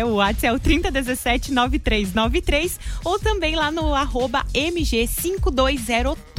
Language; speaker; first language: Portuguese; native; Portuguese